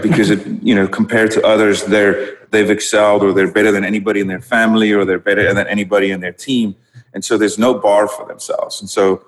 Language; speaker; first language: English; non-native, local second language; Dutch